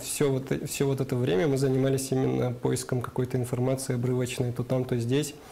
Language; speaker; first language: Russian; non-native, local second language; Karachay-Balkar